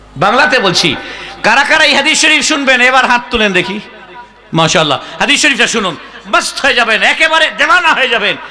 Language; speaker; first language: Bangla; non-native, local second language; Urdu